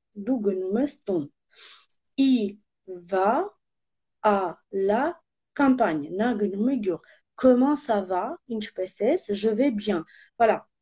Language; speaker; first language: French; non-native, fluent; Armenian